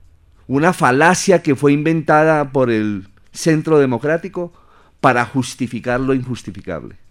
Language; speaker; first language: Spanish; native; Spanish